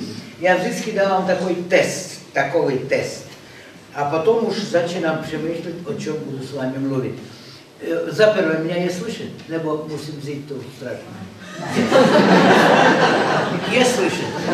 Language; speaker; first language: Czech; non-native, learner; Russian